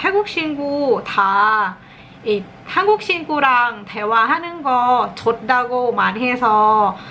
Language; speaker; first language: Korean; non-native, learner; Thai